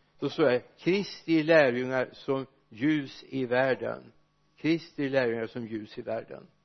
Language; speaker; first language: Swedish; native; Swedish